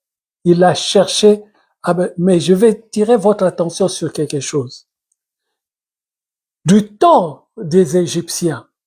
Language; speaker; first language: French; non-native, local second language; Lingala